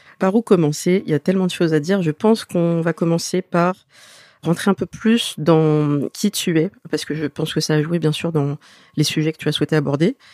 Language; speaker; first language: French; native; French